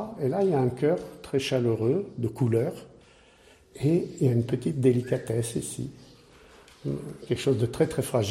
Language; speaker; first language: French; native; French